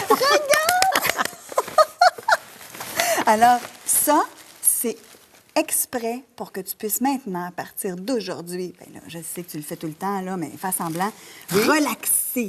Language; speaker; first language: French; native; French